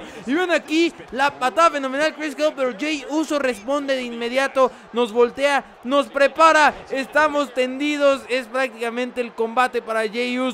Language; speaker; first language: Spanish; native; Spanish